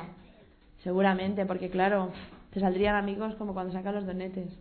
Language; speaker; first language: Spanish; native; Spanish